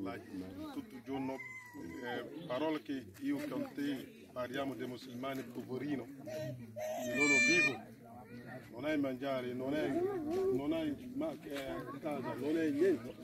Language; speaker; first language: Italian; non-native, learner; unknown